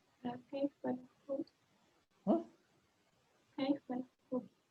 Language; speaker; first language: Arabic; non-native, learner; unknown